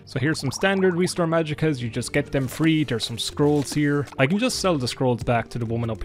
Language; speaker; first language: English; native; English